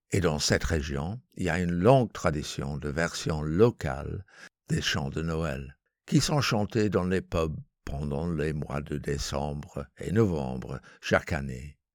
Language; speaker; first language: French; non-native, fluent; English